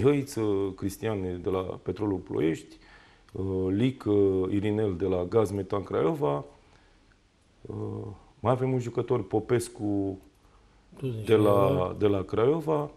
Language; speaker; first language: Romanian; native; Romanian